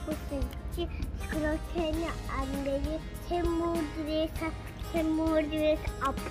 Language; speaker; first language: Korean; early bilingual, heritage; Korean